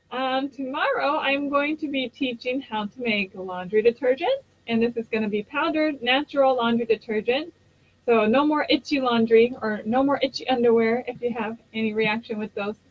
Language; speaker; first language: English; non-native, fluent; Japanese